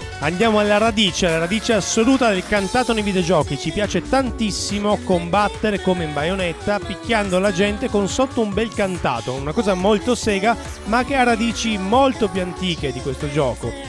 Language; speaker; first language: Italian; native; Italian